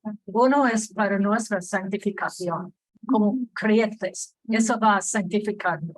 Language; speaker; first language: Spanish; non-native, fluent; English